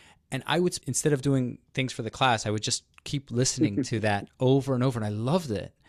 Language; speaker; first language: English; native; English